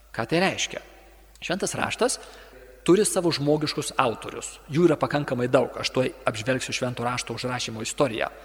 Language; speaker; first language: Lithuanian; native; Lithuanian